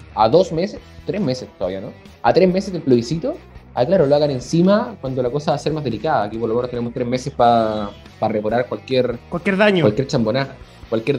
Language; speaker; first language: Spanish; native; Spanish